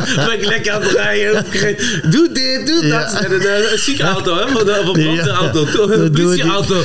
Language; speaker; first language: Dutch; native; Dutch